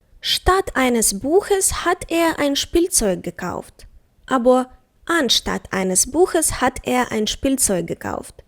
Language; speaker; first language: German; non-native, fluent; Ukrainian